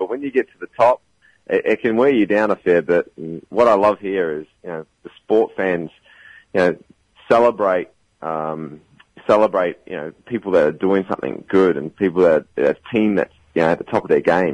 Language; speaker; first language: English; native; English